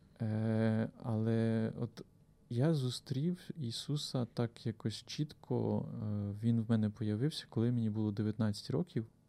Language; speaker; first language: Ukrainian; native; Ukrainian